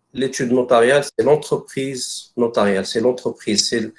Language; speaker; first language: French; non-native, local second language; Arabic